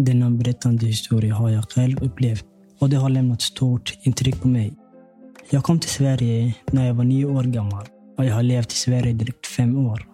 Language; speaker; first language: Swedish; early bilingual, other home language; Somali